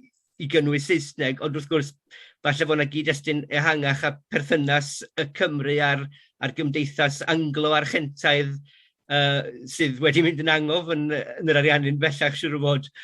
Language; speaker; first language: Welsh; native; Welsh